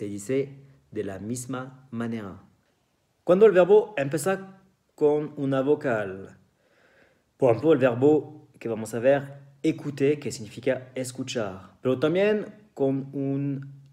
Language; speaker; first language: Spanish; non-native, fluent; French